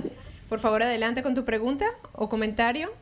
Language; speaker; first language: Spanish; native; Spanish